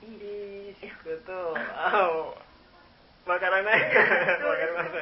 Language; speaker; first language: Japanese; non-native, learner; Indonesian